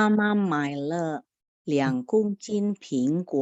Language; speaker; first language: Chinese; non-native, learner; Indonesian